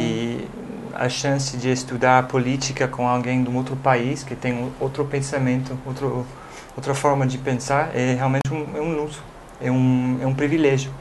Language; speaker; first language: Portuguese; non-native, fluent; English